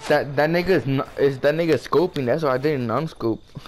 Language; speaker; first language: English; early bilingual, other home language; Spanish